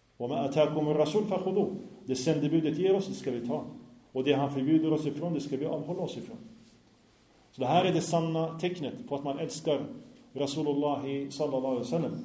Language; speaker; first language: Swedish; non-native, fluent; Arabic